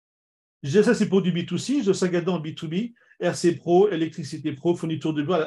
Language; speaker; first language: French; native; French